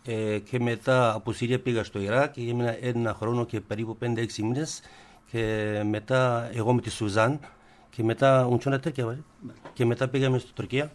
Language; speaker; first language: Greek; non-native, learner; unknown